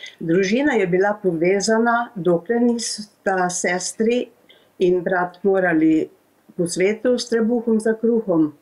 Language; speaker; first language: Slovenian; native; Slovenian